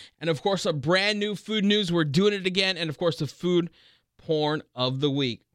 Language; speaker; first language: English; native; English